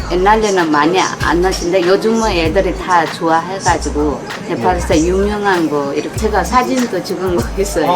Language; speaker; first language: Korean; non-native, fluent; Nepali